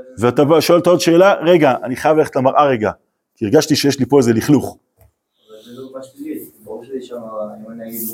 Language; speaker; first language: Hebrew; native; Hebrew